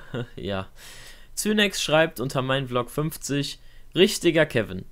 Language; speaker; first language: German; native; German